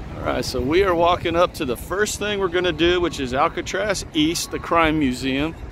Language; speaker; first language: English; native; English